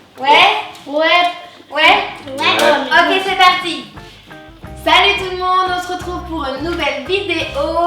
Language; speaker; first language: French; native; French